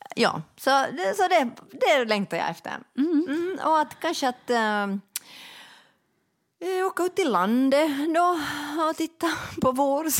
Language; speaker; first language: Swedish; native; Swedish